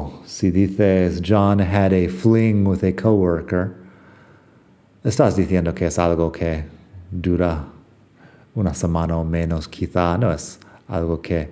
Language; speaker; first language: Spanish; non-native, fluent; English